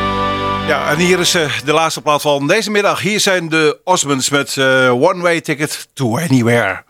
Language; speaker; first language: Dutch; native; Dutch